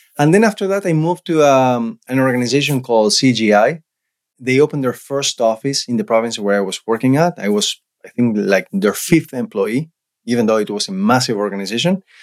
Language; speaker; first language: English; non-native, fluent; Spanish